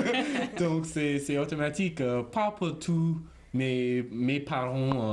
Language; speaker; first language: French; non-native, learner; English